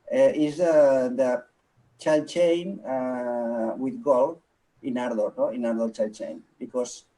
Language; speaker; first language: English; non-native, local second language; Catalan